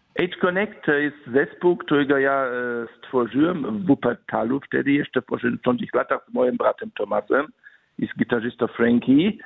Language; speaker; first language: Polish; early bilingual, other home language; German